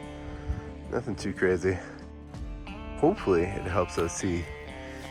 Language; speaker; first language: English; native; English